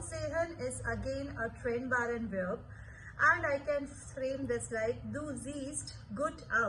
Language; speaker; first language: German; non-native, fluent; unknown